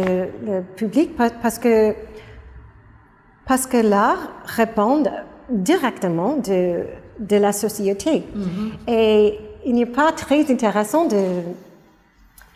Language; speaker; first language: French; non-native, fluent; English